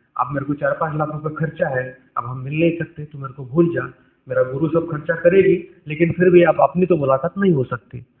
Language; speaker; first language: Hindi; non-native, local second language; Marathi